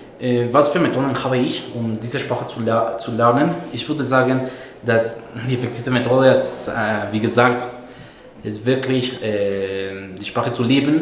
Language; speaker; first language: German; non-native, fluent; Spanish